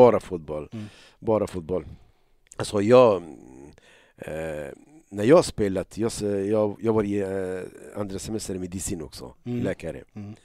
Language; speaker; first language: Swedish; non-native, learner; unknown